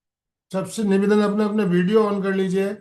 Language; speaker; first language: Hindi; native; Hindi